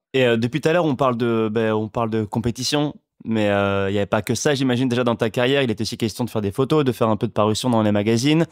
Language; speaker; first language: French; native; French